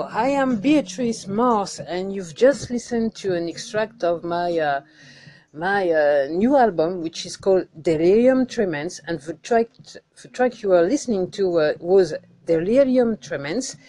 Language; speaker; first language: English; non-native, fluent; French